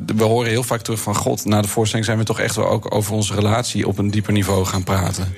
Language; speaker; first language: Dutch; native; Dutch